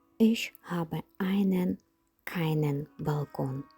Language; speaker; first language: German; non-native, fluent; Ukrainian